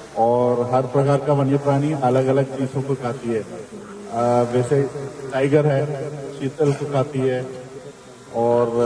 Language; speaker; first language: Hindi; native; Hindi